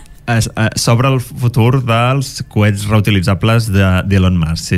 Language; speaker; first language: Catalan; native; Catalan